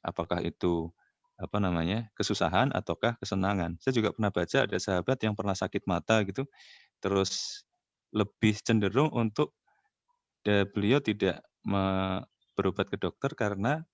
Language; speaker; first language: Indonesian; native; Indonesian